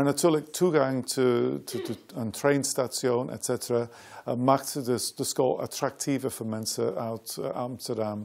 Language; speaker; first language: Dutch; non-native, fluent; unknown